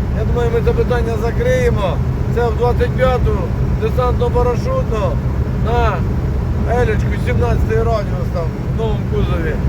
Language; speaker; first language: Ukrainian; native; Ukrainian